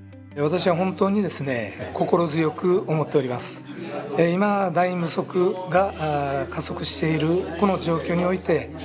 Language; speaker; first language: Japanese; native; Japanese